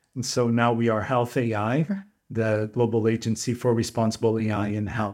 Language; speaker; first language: English; non-native, fluent; Portuguese